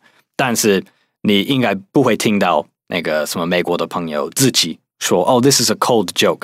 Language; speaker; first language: Chinese; non-native, fluent; English